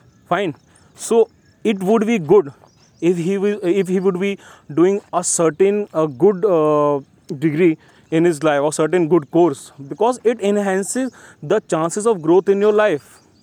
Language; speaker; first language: English; non-native, local second language; Hindi